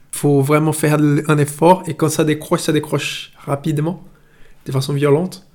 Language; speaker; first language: French; non-native, fluent; Portuguese